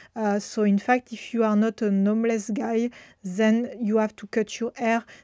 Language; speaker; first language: English; non-native, fluent; French